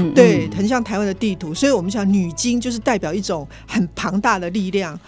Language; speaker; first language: Chinese; non-native, local second language; Min Nan Chinese